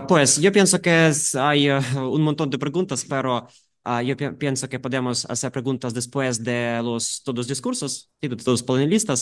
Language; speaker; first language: Spanish; non-native, fluent; Ukrainian